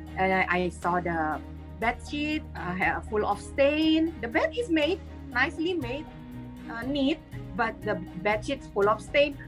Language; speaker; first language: English; non-native, fluent; Indonesian